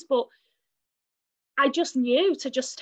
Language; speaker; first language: English; native; English